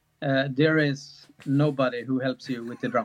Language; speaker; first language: English; non-native, fluent; Swedish